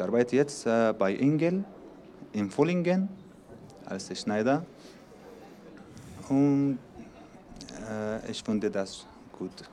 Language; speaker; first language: German; non-native, learner; Arabic